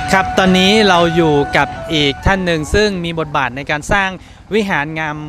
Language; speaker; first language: Thai; native; Thai